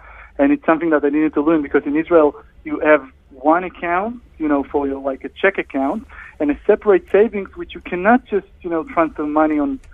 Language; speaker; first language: English; non-native, fluent; Hebrew